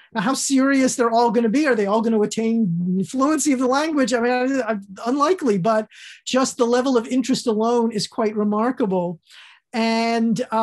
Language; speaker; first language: English; native; English